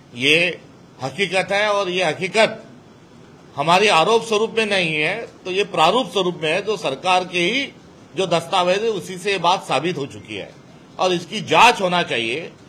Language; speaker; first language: Hindi; non-native, local second language; Marathi